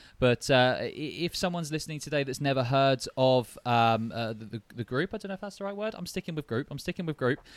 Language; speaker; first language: English; native; English